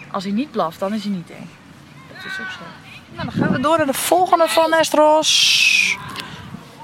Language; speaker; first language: Dutch; native; Dutch